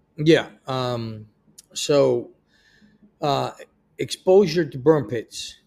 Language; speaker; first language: English; early bilingual, other home language; Spanish